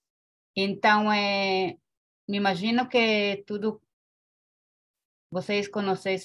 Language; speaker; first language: Portuguese; non-native, learner; Spanish